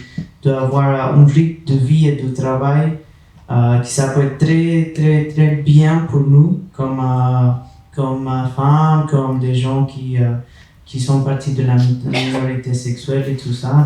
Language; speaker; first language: French; non-native, fluent; Spanish